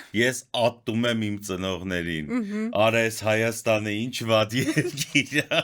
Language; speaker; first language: Armenian; native; Armenian